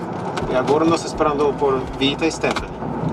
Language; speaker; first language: Portuguese; non-native, learner; Spanish